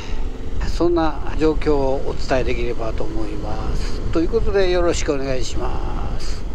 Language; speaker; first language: Japanese; native; Japanese